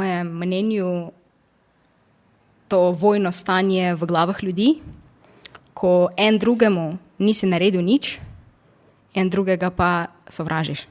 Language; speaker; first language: Slovenian; non-native, fluent; Russian